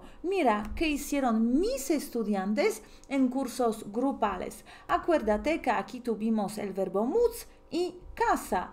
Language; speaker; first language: Spanish; non-native, fluent; Polish